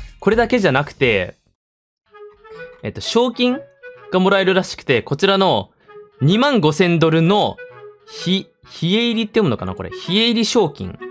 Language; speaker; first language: Japanese; early bilingual, heritage; Japanese